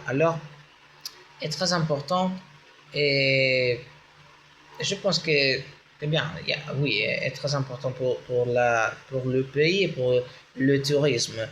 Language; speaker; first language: French; non-native, learner; Spanish